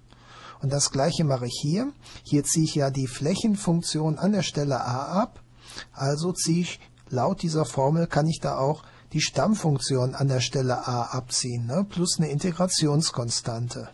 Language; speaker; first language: German; native; German